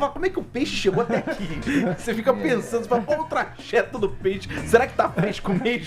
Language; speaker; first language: Portuguese; native; Portuguese